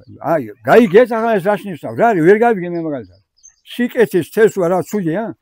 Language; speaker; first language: Georgian; native; Georgian